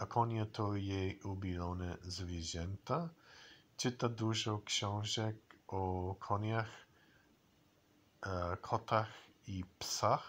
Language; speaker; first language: Polish; non-native, learner; English